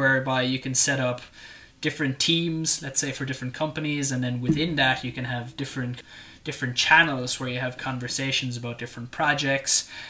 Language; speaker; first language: English; native; English